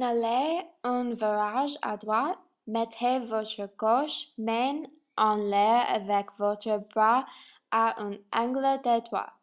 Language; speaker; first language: French; non-native, learner; English